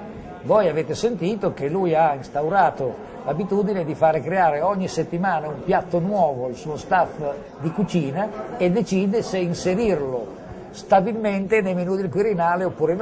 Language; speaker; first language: Italian; native; Italian